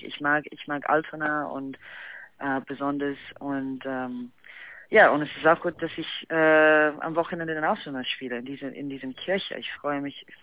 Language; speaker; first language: German; non-native, fluent; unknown